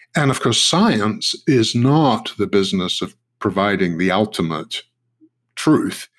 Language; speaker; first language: English; native; English